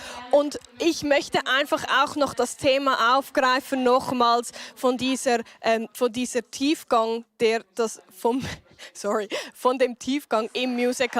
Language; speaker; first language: German; native; German